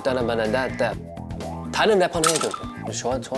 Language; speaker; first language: Korean; non-native, fluent; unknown